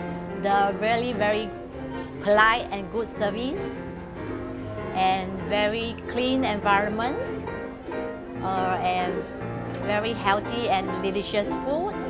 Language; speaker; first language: English; non-native, fluent; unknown